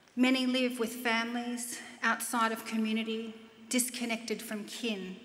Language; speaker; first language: English; native; English